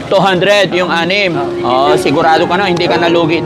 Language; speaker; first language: Filipino; native; Filipino